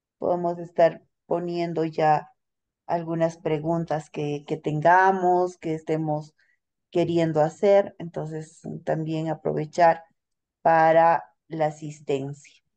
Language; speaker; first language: Spanish; native; Spanish